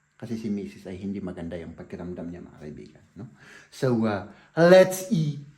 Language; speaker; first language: Filipino; native; Filipino